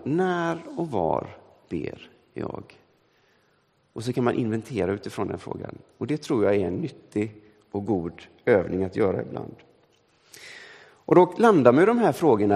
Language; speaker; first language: Swedish; native; Swedish